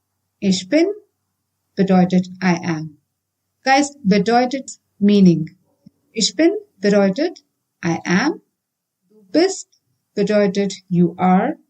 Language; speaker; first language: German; non-native, fluent; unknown